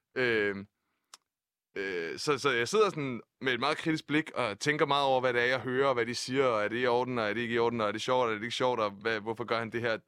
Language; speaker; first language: Danish; native; Danish